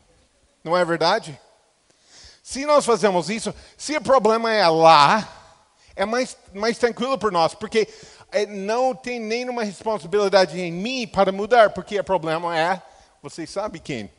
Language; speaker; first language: Portuguese; non-native, fluent; English